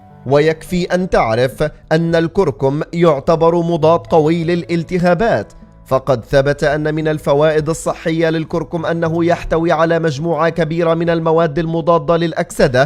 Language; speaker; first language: Arabic; native; Arabic